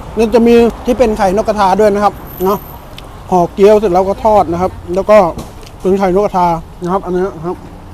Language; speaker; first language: Thai; native; Thai